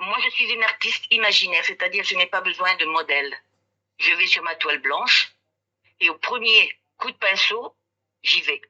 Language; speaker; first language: French; native; French